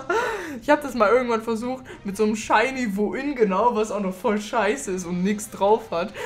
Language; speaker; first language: German; native; German